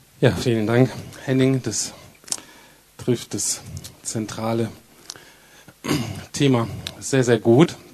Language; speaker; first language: German; native; German